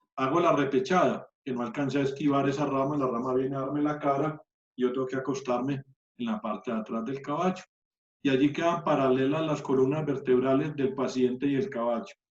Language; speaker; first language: Spanish; native; Spanish